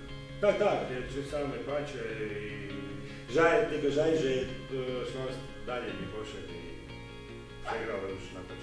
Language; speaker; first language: Polish; non-native, learner; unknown